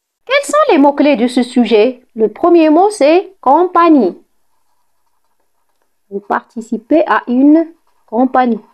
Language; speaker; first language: French; non-native, local second language; Arabic